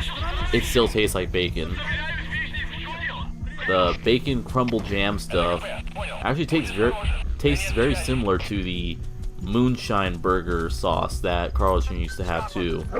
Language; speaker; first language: English; native; English